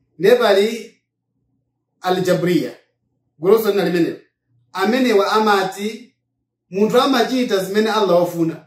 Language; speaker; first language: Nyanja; non-native, local second language; Yao